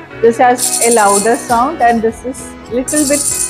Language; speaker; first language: English; non-native, local second language; Malayalam